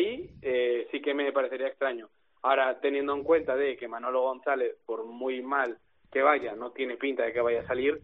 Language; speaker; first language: Spanish; native; Spanish